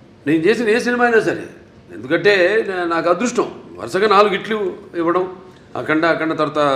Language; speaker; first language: Telugu; native; Telugu